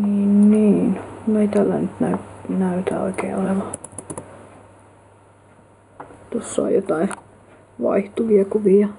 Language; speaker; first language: Finnish; native; Finnish